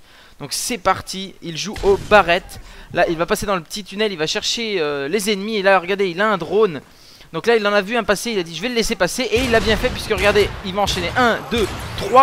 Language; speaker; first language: French; native; French